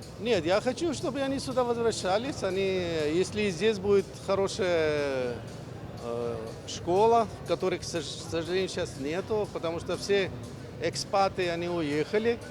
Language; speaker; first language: Russian; non-native, fluent; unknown